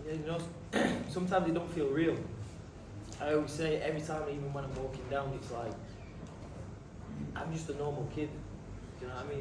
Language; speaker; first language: English; native; English